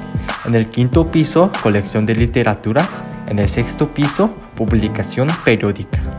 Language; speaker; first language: Spanish; non-native, learner; Korean